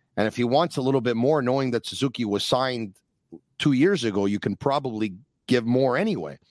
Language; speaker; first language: English; native; English